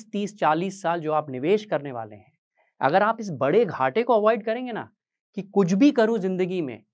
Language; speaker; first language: Hindi; native; Hindi